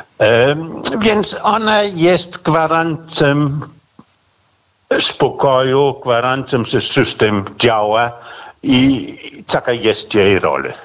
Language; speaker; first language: Polish; non-native, fluent; Danish